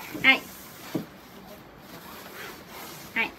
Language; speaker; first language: Japanese; non-native, learner; Vietnamese